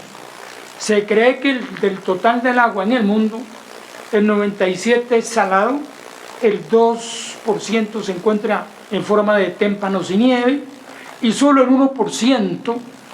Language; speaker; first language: Spanish; native; Spanish